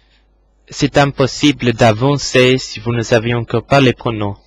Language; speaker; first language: French; non-native, fluent; English